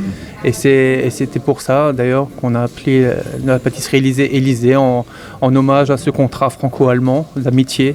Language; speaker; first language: French; native; French